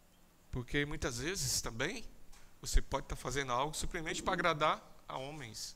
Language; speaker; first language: Portuguese; native; Portuguese